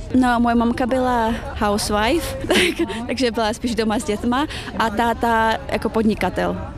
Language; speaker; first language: Czech; early bilingual, other home language; Chechen